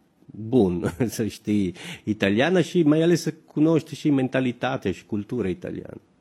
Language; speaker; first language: Romanian; non-native, fluent; Italian